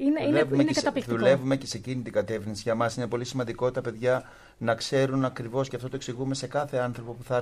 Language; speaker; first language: Greek; native; Greek